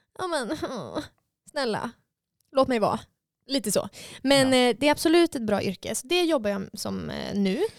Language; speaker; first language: Swedish; native; Swedish